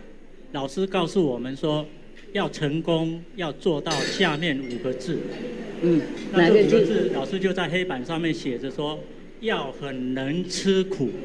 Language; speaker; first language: Chinese; native; Chinese